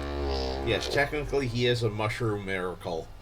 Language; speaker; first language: English; native; English